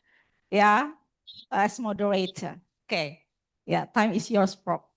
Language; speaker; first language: English; non-native, fluent; Indonesian